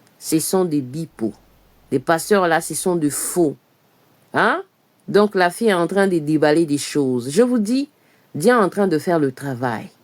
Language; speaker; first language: French; non-native, local second language; Lingala